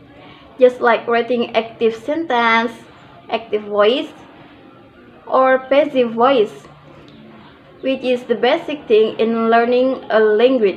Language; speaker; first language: English; non-native, learner; Indonesian